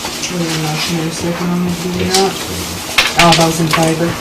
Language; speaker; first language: English; native; English